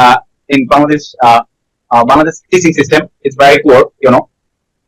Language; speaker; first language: English; non-native, learner; Bangla